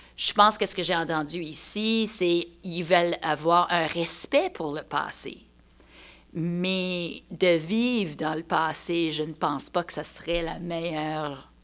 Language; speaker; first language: French; native; French